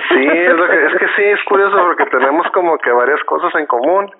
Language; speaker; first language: Spanish; native; Spanish